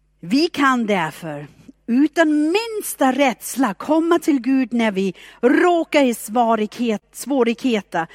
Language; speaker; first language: Swedish; non-native, fluent; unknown